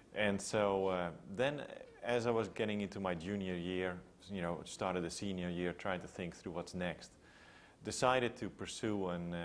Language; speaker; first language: English; non-native, fluent; Dutch